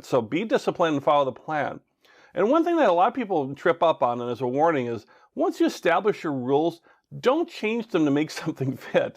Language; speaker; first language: English; native; English